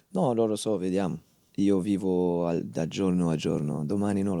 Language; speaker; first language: Italian; non-native, fluent; Dutch